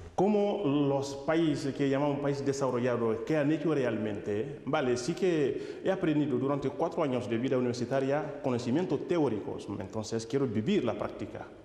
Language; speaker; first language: Spanish; non-native, fluent; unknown